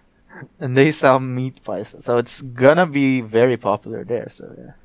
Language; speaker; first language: English; non-native, fluent; Indonesian